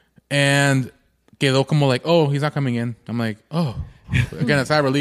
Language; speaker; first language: English; early bilingual, other home language; Spanish